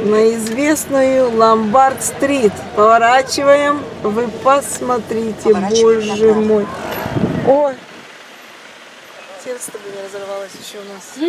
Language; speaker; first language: Russian; native; Russian